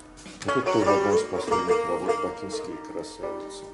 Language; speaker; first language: Russian; non-native, local second language; Azerbaijani